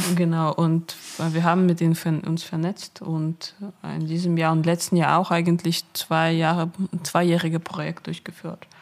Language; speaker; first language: German; non-native, fluent; Russian